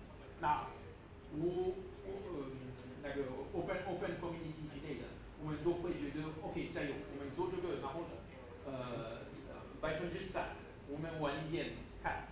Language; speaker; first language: Chinese; non-native, fluent; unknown